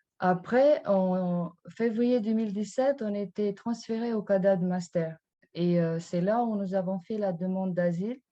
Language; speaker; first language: French; non-native, fluent; Albanian